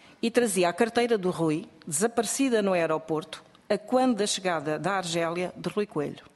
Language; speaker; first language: Portuguese; native; Portuguese